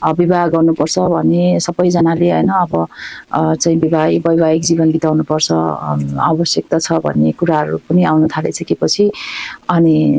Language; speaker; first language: Nepali; non-native, local second language; Sherpa